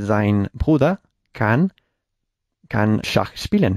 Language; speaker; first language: German; non-native, learner; Spanish